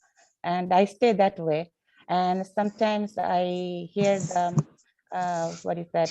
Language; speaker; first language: English; non-native, learner; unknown